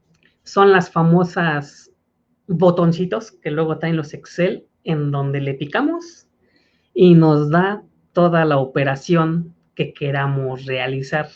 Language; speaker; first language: Spanish; native; Spanish